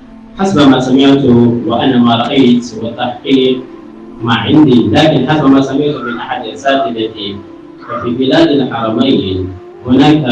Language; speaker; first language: Arabic; non-native, fluent; Urdu